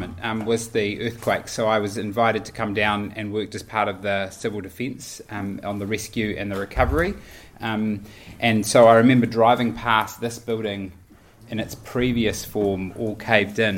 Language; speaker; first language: English; native; English